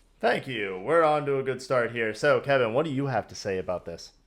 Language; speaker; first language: English; native; English